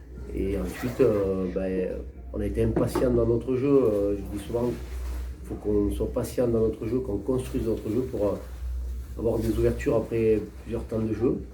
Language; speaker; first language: French; native; French